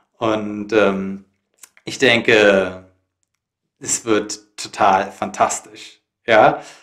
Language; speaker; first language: German; native; German